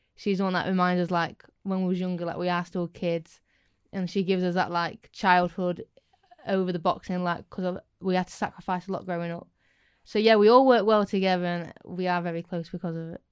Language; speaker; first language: English; native; English